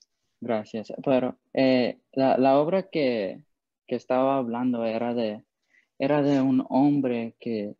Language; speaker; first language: Spanish; non-native, learner; English